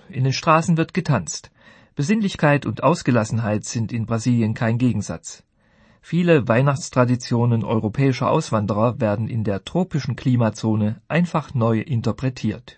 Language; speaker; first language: German; native; German